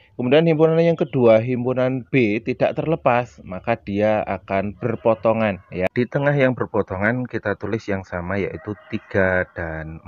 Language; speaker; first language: Indonesian; native; Indonesian